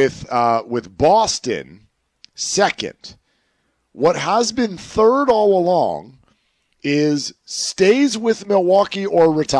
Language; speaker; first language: English; native; English